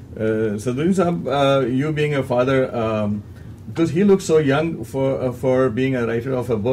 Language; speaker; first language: English; non-native, local second language; Urdu